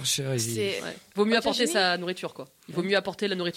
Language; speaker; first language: French; native; French